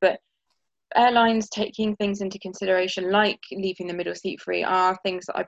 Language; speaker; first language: English; native; English